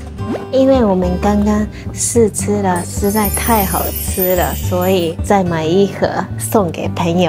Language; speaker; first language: Chinese; non-native, fluent; Japanese